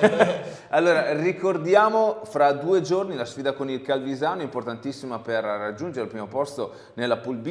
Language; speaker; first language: Italian; native; Italian